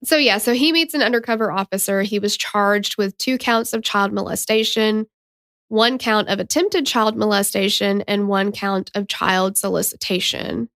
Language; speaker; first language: English; native; English